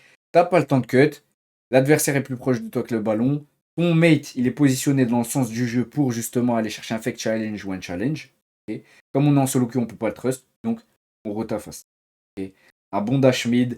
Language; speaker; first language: French; native; French